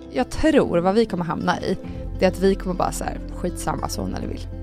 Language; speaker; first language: Swedish; native; Swedish